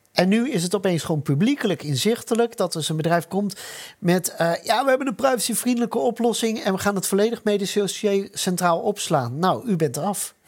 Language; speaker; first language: Dutch; native; Dutch